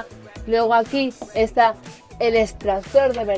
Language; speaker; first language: Spanish; native; Spanish